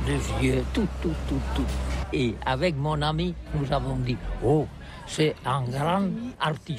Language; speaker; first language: French; non-native, learner; Catalan